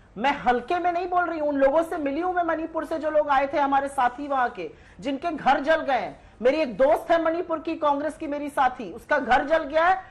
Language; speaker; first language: Hindi; native; Hindi